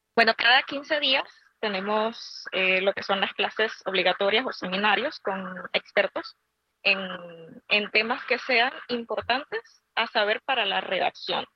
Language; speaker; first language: Spanish; native; Spanish